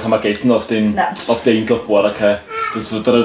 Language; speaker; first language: German; native; German